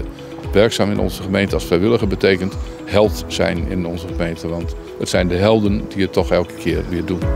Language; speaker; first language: Dutch; native; Dutch